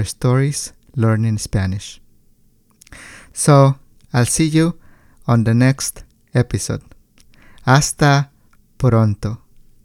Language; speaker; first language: English; non-native, fluent; Spanish